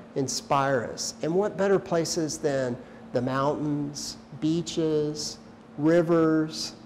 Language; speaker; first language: English; native; English